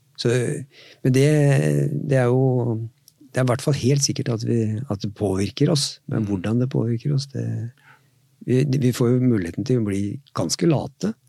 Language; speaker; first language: Norwegian; native; Norwegian